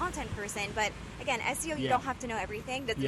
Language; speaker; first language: English; native; English